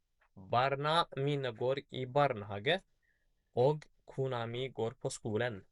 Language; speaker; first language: Swedish; non-native, fluent; Tigrinya